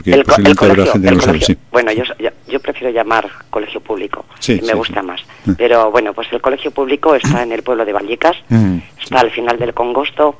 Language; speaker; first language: Spanish; native; Spanish